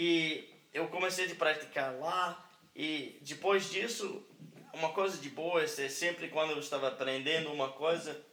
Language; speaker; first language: Portuguese; non-native, learner; English